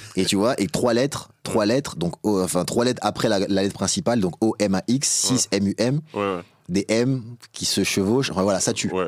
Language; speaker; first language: French; native; French